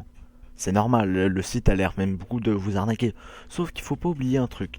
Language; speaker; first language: French; native; French